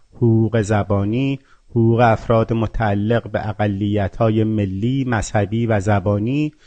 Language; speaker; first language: Persian; non-native, local second language; Azerbaijani